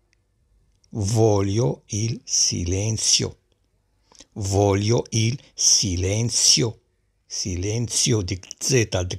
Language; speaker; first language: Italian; non-native, learner; Arabic